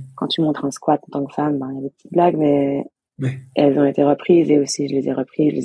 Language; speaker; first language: French; native; French